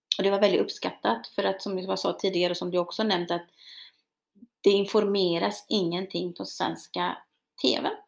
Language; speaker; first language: Swedish; early bilingual, other home language; Spanish